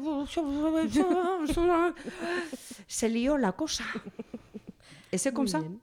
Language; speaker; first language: French; non-native, learner; Spanish